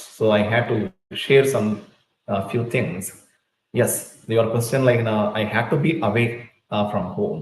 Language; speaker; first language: English; non-native, local second language; Tulu